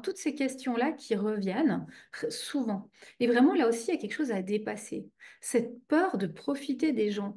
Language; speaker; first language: French; native; French